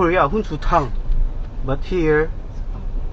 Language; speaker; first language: English; non-native, learner; Korean